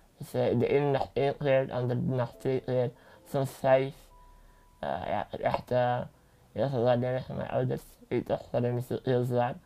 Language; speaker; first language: Dutch; early bilingual, other home language; Arabic